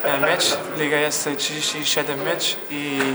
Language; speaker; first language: Polish; non-native, learner; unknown